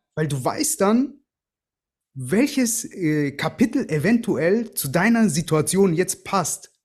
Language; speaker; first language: German; early bilingual, other home language; Greek